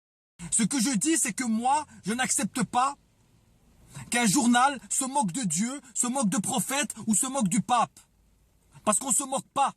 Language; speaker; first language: French; native; French